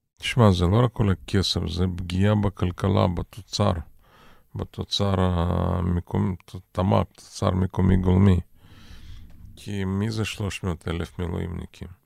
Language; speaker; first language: Hebrew; non-native, fluent; Russian